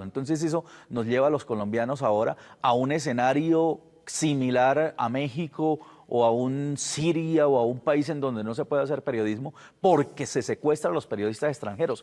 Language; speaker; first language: Spanish; native; Spanish